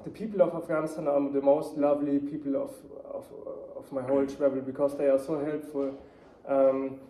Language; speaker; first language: English; non-native, fluent; German